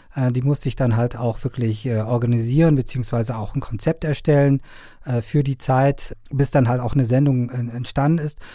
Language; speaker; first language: German; non-native, fluent; Persian